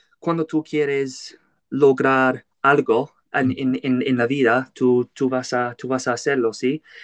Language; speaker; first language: Spanish; non-native, learner; English